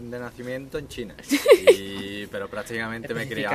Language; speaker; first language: Spanish; early bilingual, other home language; Chinese